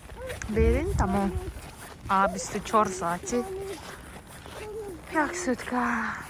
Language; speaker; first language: Russian; non-native, fluent; Tajik